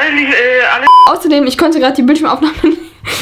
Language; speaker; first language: German; native; German